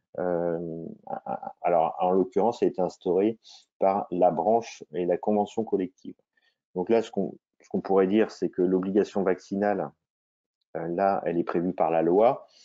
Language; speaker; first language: French; native; French